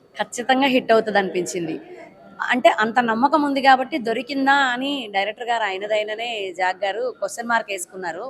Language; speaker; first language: Telugu; native; Telugu